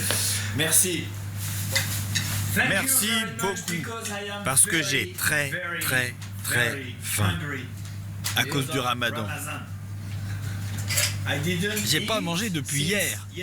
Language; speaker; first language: French; native; French